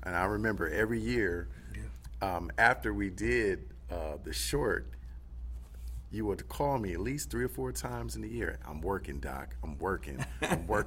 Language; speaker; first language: English; native; English